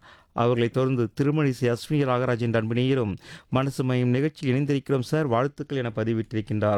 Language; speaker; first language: Tamil; native; Tamil